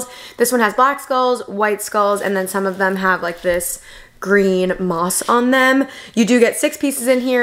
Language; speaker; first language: English; native; English